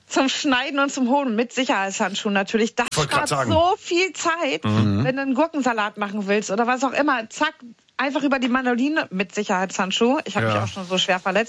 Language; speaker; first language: German; native; German